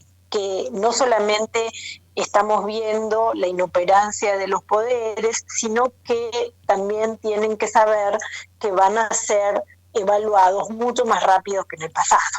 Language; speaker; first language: Spanish; native; Spanish